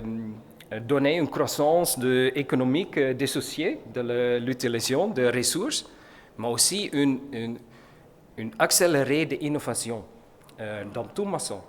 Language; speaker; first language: French; non-native, learner; Dutch